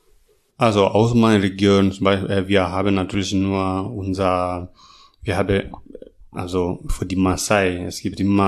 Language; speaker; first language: German; non-native, learner; Masai